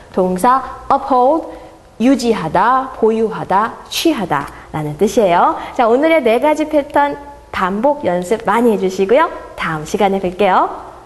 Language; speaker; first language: Korean; native; Korean